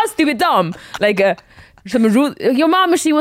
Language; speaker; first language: English; non-native, fluent; Chinese